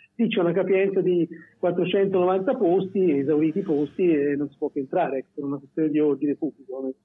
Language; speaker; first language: Italian; native; Italian